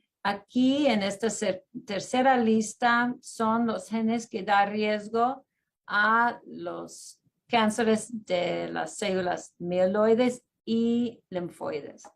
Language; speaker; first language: Spanish; non-native, fluent; English